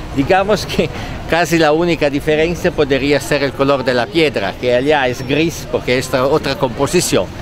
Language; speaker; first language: Spanish; non-native, learner; Italian